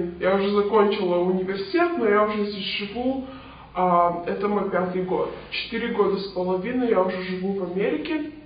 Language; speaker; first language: Russian; early bilingual, heritage; Russian